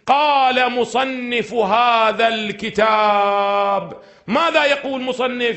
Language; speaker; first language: Arabic; native; Arabic